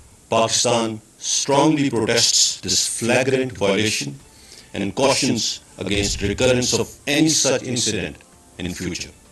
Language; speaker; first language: English; non-native, local second language; Urdu